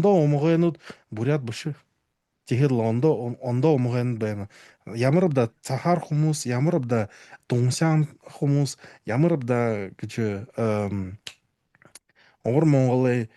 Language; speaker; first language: Mongolian; non-native, learner; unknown